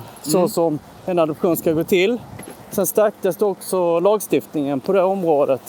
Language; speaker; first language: Swedish; native; Swedish